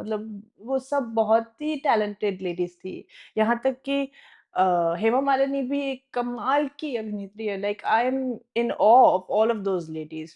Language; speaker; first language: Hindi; non-native, fluent; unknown